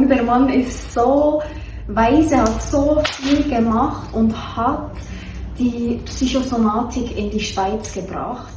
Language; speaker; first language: German; native; German